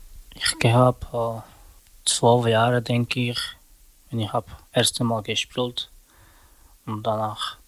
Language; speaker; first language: German; non-native, learner; Romany